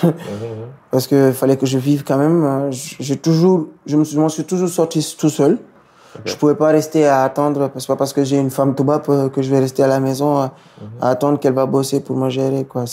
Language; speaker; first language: French; non-native, local second language; Wolof